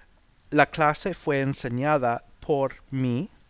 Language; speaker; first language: Spanish; non-native, fluent; English